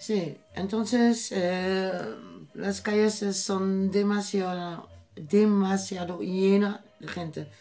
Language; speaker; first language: Spanish; non-native, learner; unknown